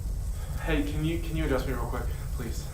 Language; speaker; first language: English; native; English